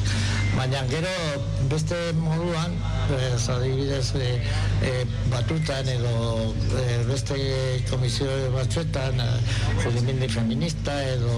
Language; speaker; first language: Basque; non-native, local second language; Spanish